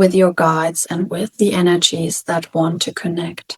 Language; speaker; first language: English; non-native, fluent; German